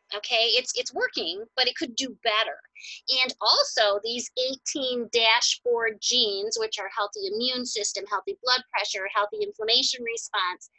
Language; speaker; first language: English; native; English